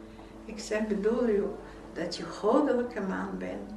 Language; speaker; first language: Dutch; non-native, fluent; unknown